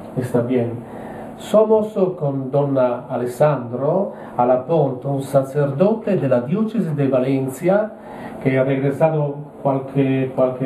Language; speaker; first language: Spanish; non-native, learner; Italian